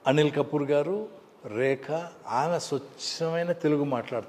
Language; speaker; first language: Telugu; native; Telugu